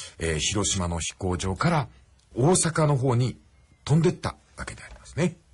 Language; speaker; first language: Japanese; native; Japanese